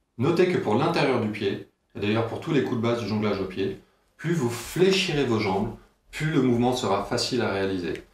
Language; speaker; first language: French; native; French